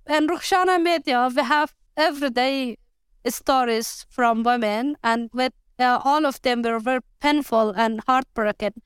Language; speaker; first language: English; non-native, learner; Persian